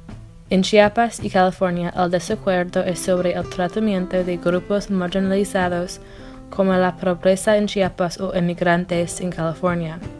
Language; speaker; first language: Spanish; non-native, learner; English